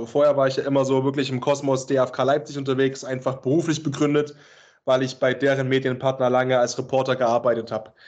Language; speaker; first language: German; native; German